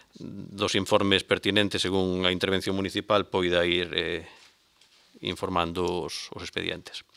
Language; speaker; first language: Galician; native; Galician